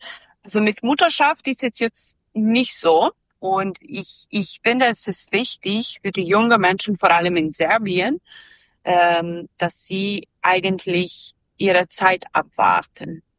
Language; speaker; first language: German; non-native, learner; Serbian